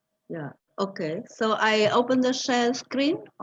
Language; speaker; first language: English; non-native, fluent; Vietnamese